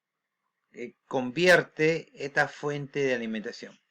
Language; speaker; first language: Spanish; native; Spanish